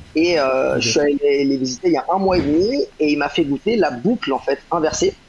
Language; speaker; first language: French; native; French